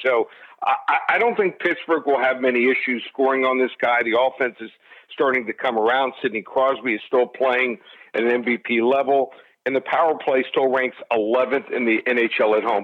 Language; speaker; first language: English; native; English